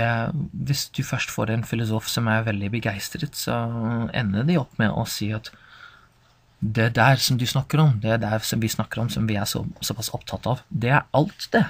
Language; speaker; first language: Norwegian; non-native, fluent; English